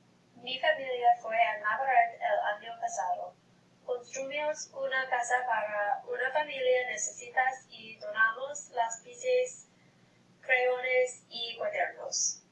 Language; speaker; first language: Spanish; non-native, learner; English